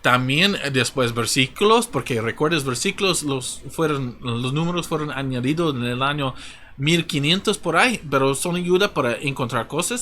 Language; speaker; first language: Spanish; non-native, fluent; English